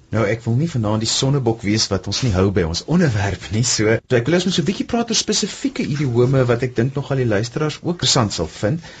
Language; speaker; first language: Afrikaans; native; Afrikaans